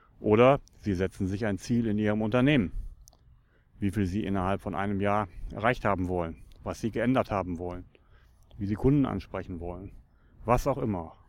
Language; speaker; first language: German; native; German